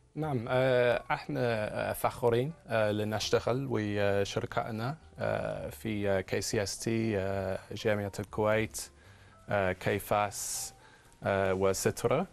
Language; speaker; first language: Arabic; non-native, fluent; English